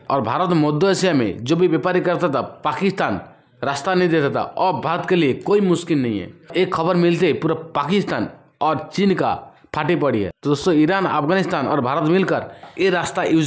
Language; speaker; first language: Hindi; non-native, local second language; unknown